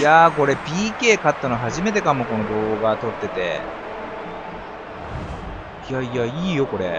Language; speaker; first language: Japanese; native; Japanese